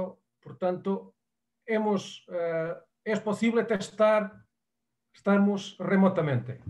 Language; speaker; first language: Spanish; non-native, fluent; Portuguese